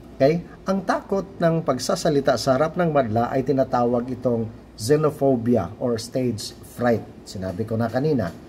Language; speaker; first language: Filipino; non-native, local second language; Cebuano